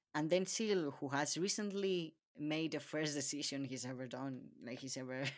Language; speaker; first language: English; non-native, fluent; Spanish